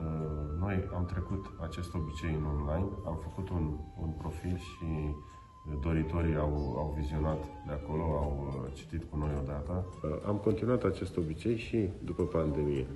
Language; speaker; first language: Romanian; non-native, local second language; Crimean Tatar